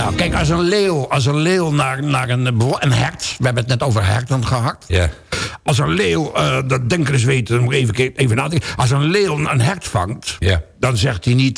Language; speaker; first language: Dutch; native; Dutch